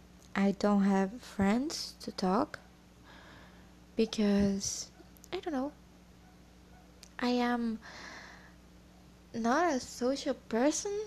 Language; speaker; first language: English; non-native, learner; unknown